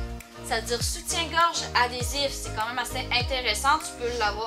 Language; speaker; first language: French; native; French